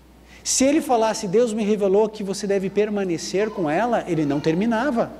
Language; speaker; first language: Portuguese; native; Portuguese